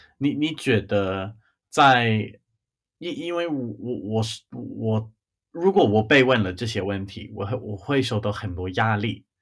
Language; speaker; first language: Chinese; non-native, fluent; English